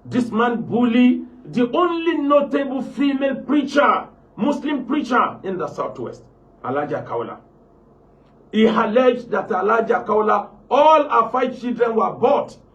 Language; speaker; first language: English; non-native, local second language; Yoruba